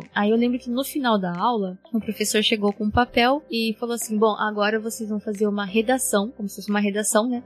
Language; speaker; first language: Portuguese; early bilingual, heritage; Japanese